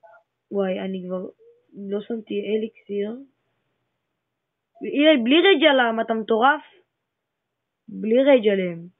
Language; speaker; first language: Hebrew; native; Hebrew